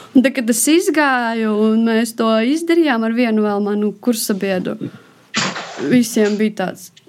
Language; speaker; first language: Latvian; non-native, local second language; Russian